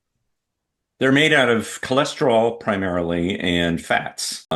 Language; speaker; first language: English; native; English